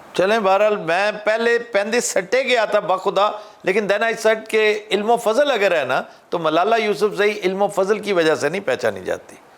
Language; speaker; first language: Urdu; non-native, local second language; Punjabi